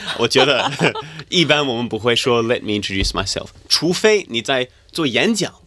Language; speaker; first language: Chinese; non-native, fluent; English